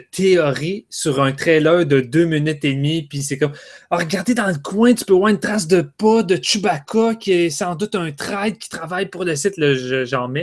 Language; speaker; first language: French; native; French